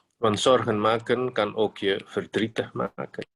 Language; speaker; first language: Dutch; non-native, fluent; Indonesian